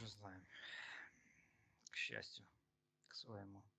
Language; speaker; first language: Russian; native; Russian